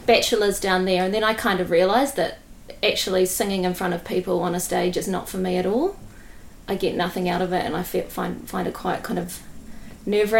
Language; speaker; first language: English; native; English